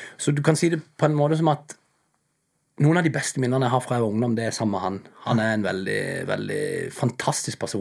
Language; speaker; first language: Norwegian; native; Norwegian